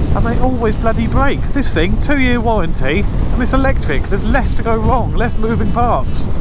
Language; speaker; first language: English; native; English